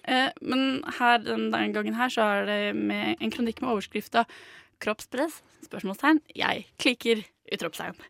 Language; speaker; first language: Norwegian; native; Norwegian